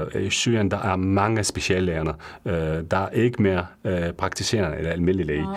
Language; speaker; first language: Danish; non-native, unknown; Arabic